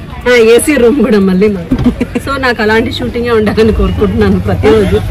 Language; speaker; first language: Telugu; non-native, local second language; Malayalam